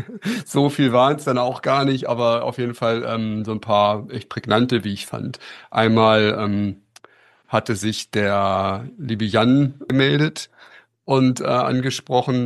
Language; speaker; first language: German; native; German